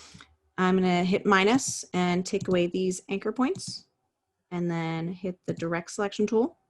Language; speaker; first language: English; native; English